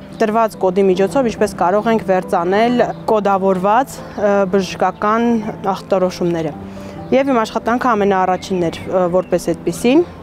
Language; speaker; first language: Armenian; native; Armenian